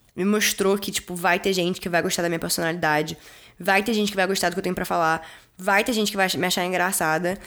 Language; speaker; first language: Portuguese; early bilingual, heritage; Portuguese